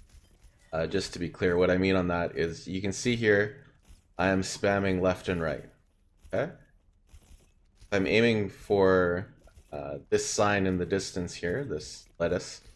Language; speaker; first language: English; native; English